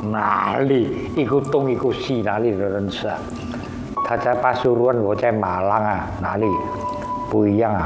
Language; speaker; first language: Chinese; early bilingual, heritage; Chinese